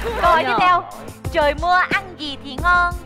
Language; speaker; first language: Vietnamese; native; Vietnamese